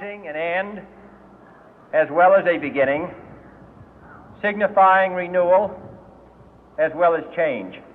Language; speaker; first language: English; native; English